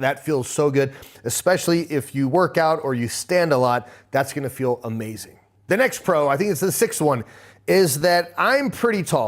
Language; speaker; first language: English; native; English